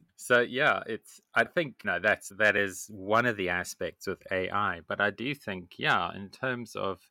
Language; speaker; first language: English; native; English